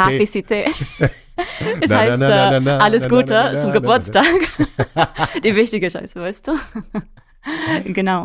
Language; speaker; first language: German; non-native, fluent; English